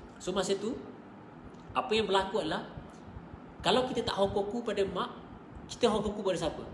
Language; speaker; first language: Malay; native; Malay